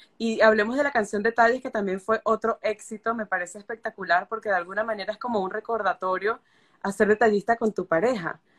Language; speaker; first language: Spanish; native; Spanish